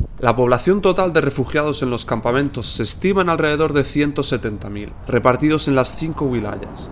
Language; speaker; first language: Spanish; native; Spanish